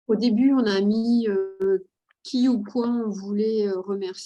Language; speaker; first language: French; native; French